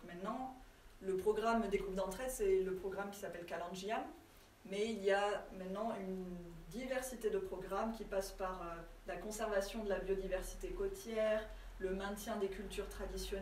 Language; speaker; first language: French; native; French